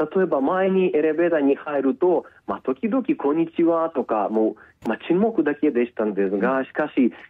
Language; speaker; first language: Japanese; non-native, fluent; Ukrainian